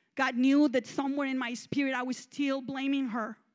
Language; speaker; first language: English; non-native, fluent; Spanish